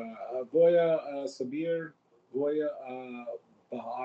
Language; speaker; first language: Spanish; non-native, learner; English